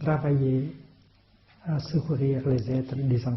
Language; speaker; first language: French; non-native, fluent; Vietnamese